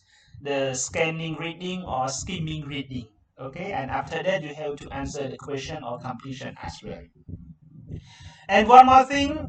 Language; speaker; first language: English; non-native, learner; Khmer